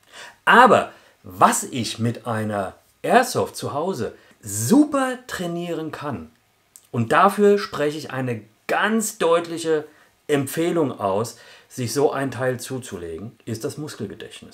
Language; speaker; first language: German; native; German